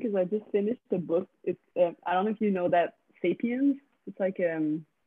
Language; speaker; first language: English; non-native, fluent; French